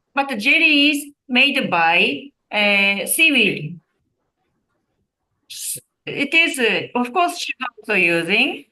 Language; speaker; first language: English; non-native, learner; Japanese